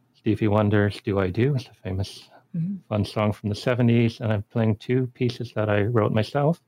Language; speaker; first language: English; native; English